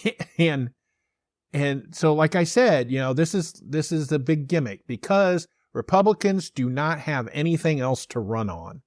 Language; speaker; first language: English; native; English